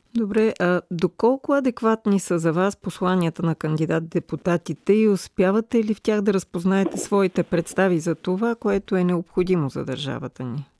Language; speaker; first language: Bulgarian; native; Bulgarian